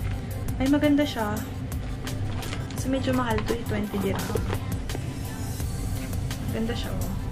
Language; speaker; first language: Filipino; native; Filipino